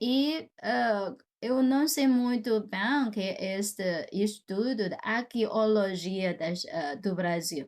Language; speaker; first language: Portuguese; non-native, fluent; Chinese